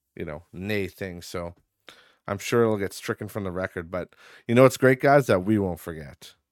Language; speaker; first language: English; native; English